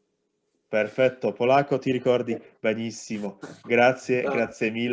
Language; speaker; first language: Italian; non-native, learner; Polish